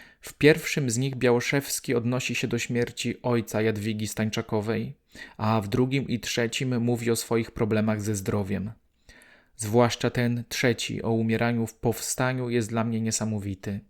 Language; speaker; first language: Polish; native; Polish